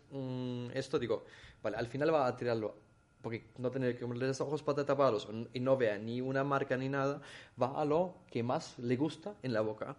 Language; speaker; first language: Spanish; non-native, fluent; German